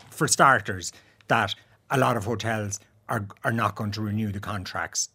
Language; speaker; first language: English; native; English